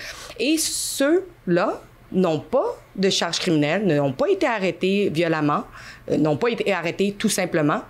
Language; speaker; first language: French; native; French